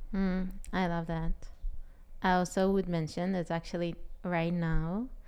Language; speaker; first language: English; non-native, fluent; Hebrew